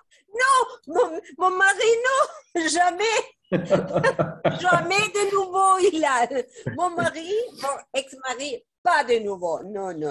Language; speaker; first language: French; non-native, fluent; Spanish